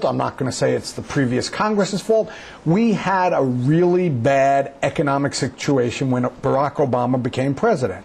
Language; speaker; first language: English; native; English